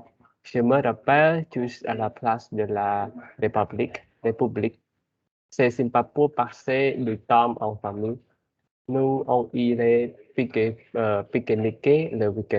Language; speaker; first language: French; non-native, learner; Khmer